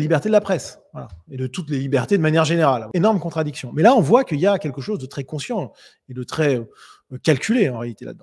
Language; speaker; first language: French; native; French